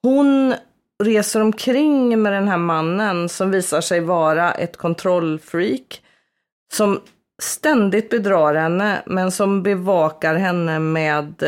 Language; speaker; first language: Swedish; native; Swedish